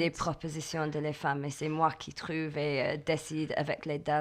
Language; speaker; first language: French; non-native, fluent; English